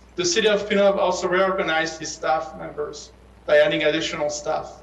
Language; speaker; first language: English; early bilingual, other home language; Persian